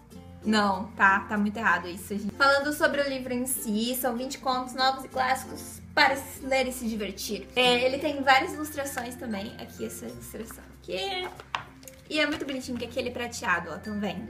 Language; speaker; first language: Portuguese; native; Portuguese